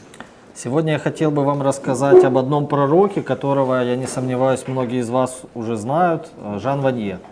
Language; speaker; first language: Russian; native; Russian